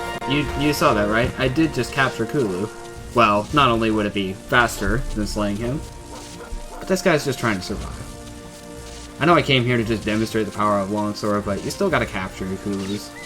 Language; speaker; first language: English; native; English